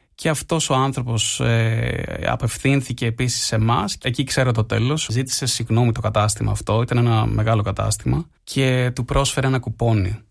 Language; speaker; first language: Greek; native; Greek